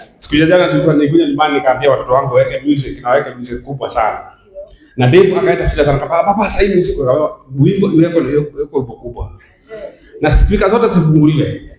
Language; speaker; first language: Swahili; non-native, local second language; Kikuyu